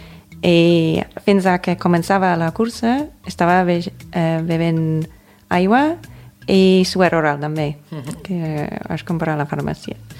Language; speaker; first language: Catalan; non-native, fluent; English